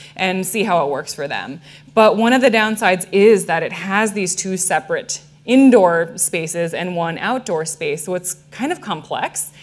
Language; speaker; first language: English; native; English